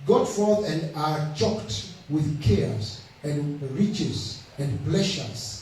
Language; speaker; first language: English; non-native, local second language; Swahili